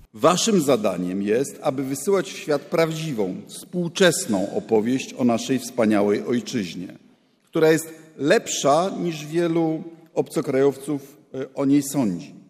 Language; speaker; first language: Polish; native; Polish